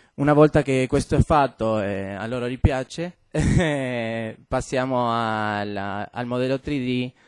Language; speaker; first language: Italian; non-native, fluent; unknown